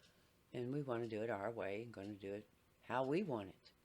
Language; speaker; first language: English; native; English